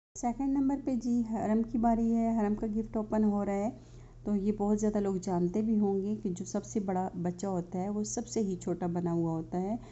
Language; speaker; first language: Urdu; native; Urdu